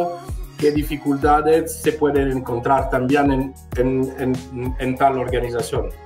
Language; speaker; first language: Spanish; non-native, fluent; French